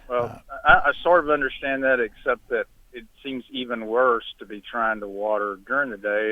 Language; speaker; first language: English; native; English